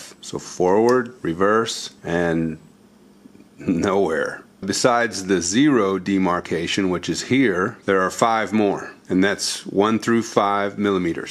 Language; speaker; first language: English; native; English